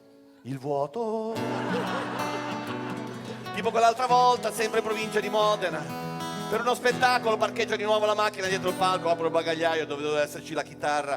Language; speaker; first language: Italian; native; Italian